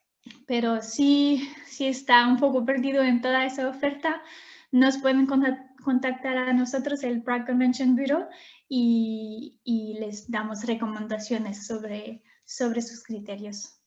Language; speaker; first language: Spanish; non-native, fluent; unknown